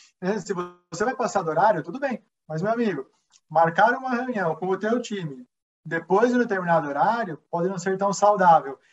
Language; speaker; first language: Portuguese; native; Portuguese